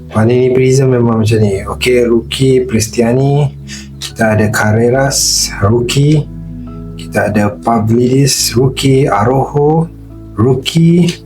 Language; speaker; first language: Malay; native; Malay